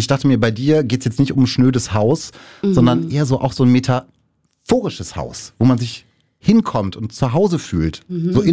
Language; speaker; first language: German; native; German